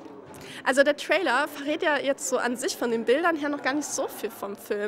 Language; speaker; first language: German; native; German